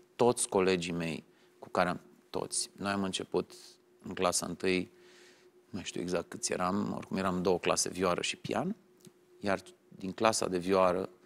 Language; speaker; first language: Romanian; native; Romanian